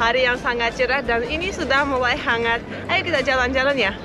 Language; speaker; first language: Indonesian; non-native, fluent; Russian